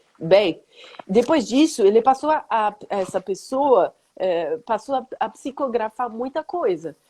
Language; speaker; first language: Portuguese; non-native, fluent; French